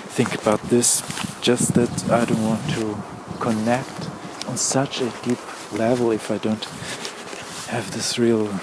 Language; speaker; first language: English; non-native, fluent; German